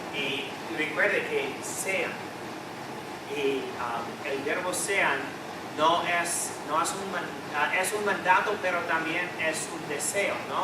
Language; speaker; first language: Spanish; non-native, fluent; English